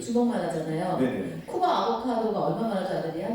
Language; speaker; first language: Korean; native; Korean